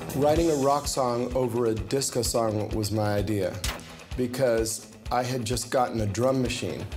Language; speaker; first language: English; native; English